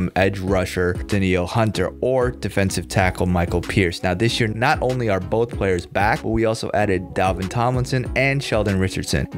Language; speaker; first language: English; native; English